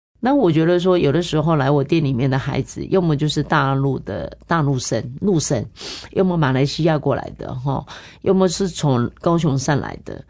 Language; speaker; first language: Chinese; native; Chinese